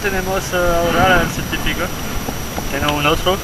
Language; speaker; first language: Spanish; non-native, learner; French